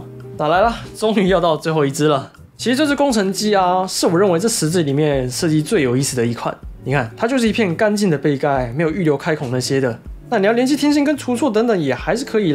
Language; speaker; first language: Chinese; native; Chinese